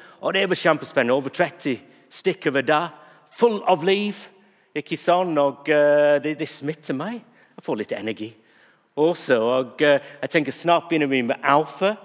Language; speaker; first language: Norwegian; non-native, fluent; English